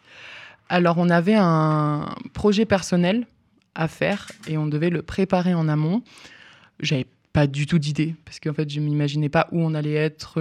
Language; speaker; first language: French; native; French